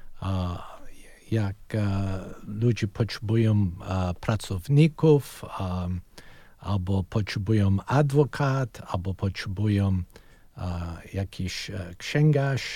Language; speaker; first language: Polish; early bilingual, heritage; Polish